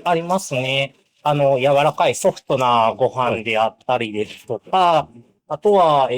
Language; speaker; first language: Japanese; native; Japanese